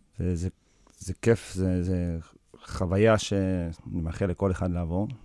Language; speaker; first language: Hebrew; early bilingual, other home language; English